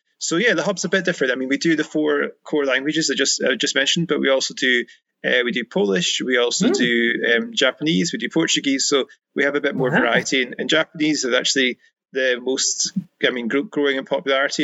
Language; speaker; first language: English; native; English